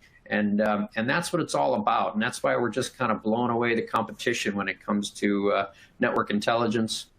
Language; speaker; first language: English; native; English